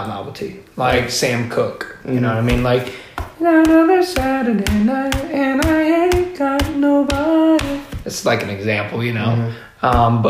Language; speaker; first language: English; native; English